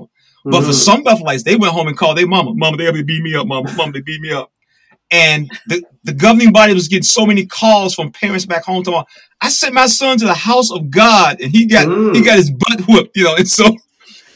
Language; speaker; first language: English; native; English